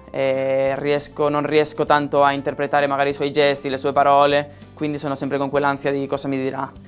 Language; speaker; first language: Italian; non-native, fluent; Spanish